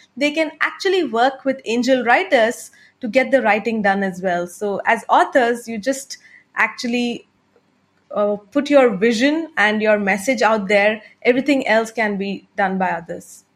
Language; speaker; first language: English; non-native, local second language; Tamil